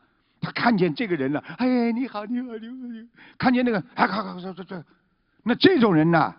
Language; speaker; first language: Chinese; native; Chinese